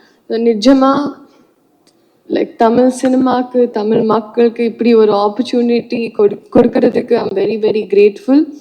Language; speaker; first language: Tamil; non-native, learner; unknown